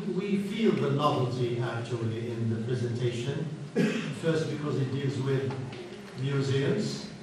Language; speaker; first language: English; non-native, fluent; Arabic